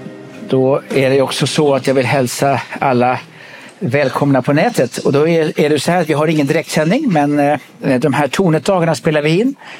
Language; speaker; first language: Swedish; native; Swedish